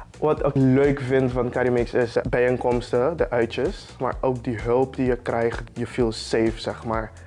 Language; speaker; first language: Dutch; non-native, local second language; Papiamento